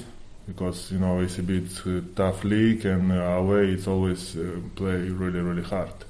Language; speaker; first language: English; non-native, fluent; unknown